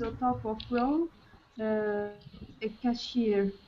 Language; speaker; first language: English; non-native, learner; Arabic